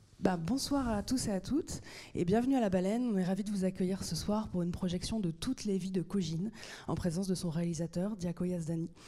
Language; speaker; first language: French; native; French